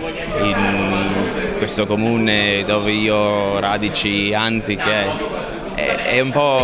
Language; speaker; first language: Italian; non-native, learner; English